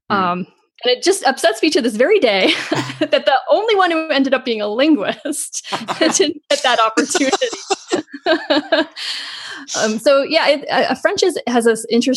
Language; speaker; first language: English; native; English